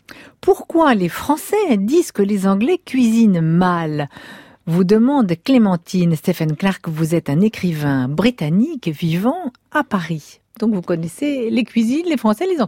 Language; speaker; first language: French; native; French